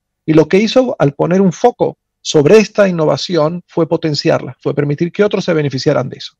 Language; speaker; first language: Spanish; native; Spanish